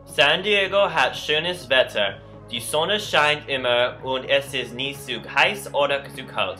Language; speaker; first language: German; non-native, learner; English